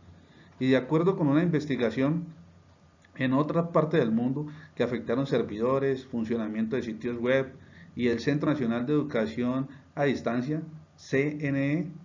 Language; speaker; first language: Spanish; native; Spanish